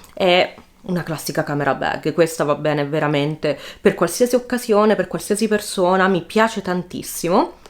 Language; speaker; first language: Italian; native; Italian